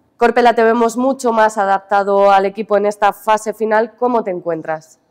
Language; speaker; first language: Spanish; native; Spanish